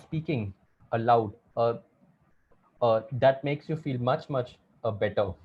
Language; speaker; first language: English; non-native, local second language; Hindi